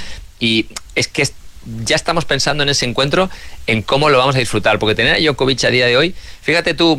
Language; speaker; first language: Spanish; native; Spanish